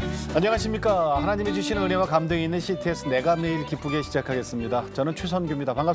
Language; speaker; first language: Korean; native; Korean